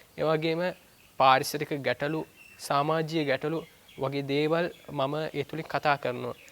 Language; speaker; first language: Sinhala; non-native, local second language; Tamil